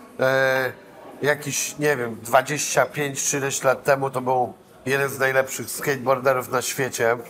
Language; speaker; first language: Polish; native; Polish